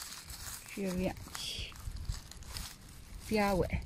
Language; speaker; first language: Polish; non-native, learner; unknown